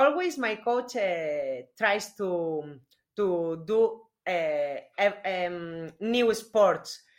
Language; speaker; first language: English; non-native, learner; Spanish